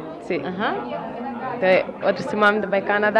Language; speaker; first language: Portuguese; non-native, learner; Papiamento